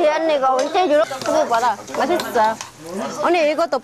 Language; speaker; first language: Korean; non-native, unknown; Vietnamese